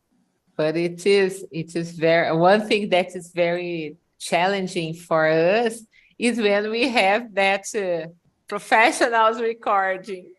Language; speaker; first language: English; non-native, fluent; Portuguese